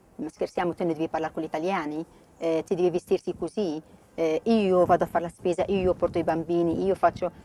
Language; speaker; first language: Italian; non-native, fluent; Arabic